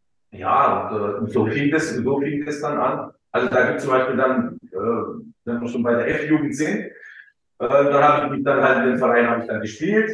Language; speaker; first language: German; early bilingual, other home language; Croatian